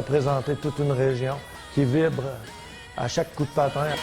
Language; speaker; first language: French; native; French